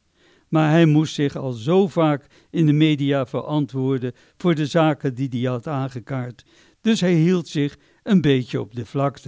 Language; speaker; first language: Dutch; native; Dutch